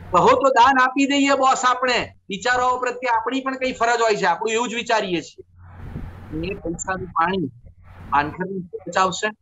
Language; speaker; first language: Gujarati; native; Gujarati